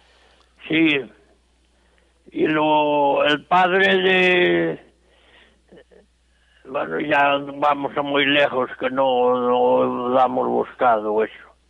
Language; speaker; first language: Spanish; non-native, local second language; Galician